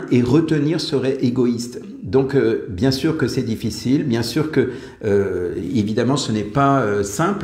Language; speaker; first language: French; native; French